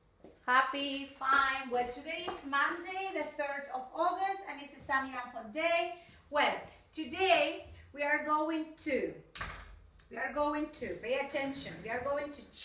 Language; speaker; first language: English; non-native, fluent; Spanish